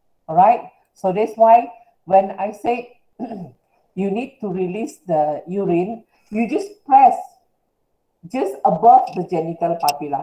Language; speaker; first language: English; non-native, local second language; Malay